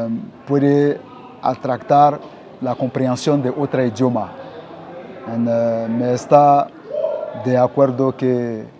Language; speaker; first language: Spanish; non-native, learner; French